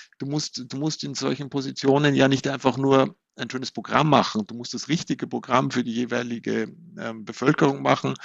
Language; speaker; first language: German; native; German